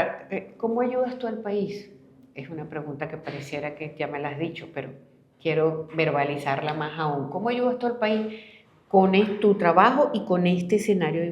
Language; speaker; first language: Spanish; native; Spanish